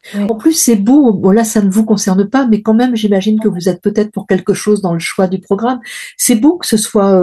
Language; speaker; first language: French; native; French